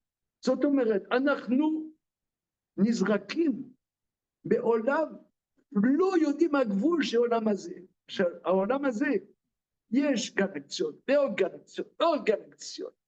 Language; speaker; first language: Hebrew; non-native, fluent; French